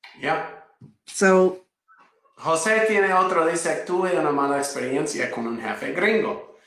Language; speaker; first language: Spanish; non-native, fluent; English